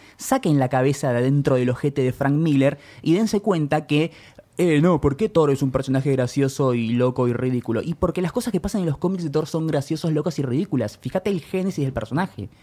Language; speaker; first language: Spanish; native; Spanish